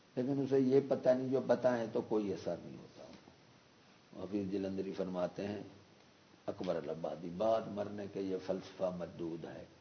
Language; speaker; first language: Urdu; non-native, local second language; Punjabi